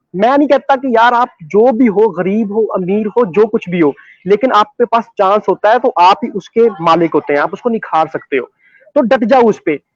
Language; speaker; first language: Hindi; non-native, local second language; Punjabi